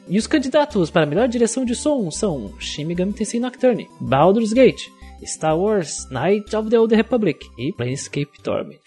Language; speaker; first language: Portuguese; native; Portuguese